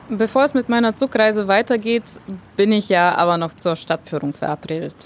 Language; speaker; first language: German; non-native, fluent; Bulgarian